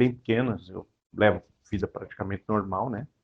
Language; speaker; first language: Portuguese; native; Portuguese